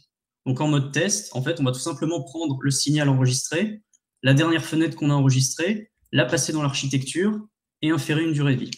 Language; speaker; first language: French; native; French